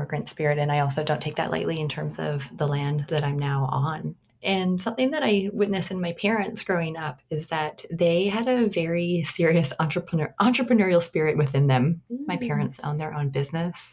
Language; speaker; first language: English; native; English